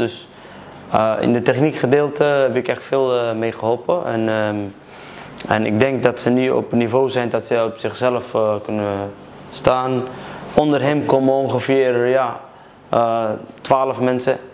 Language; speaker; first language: Dutch; early bilingual, other home language; Somali